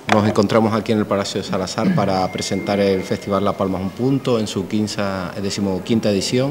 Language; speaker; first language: Spanish; native; Spanish